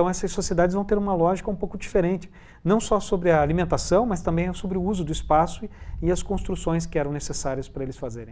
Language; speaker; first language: Portuguese; native; Portuguese